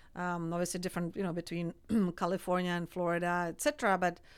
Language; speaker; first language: English; non-native, fluent; Czech